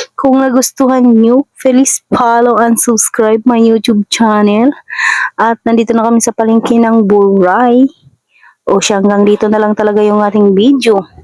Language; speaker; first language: Filipino; non-native, local second language; Masbatenyo